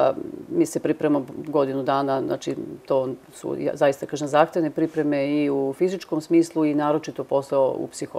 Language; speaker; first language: Serbian; native; Serbian